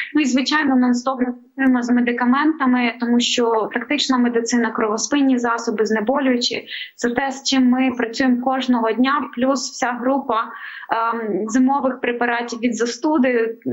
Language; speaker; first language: Ukrainian; native; Ukrainian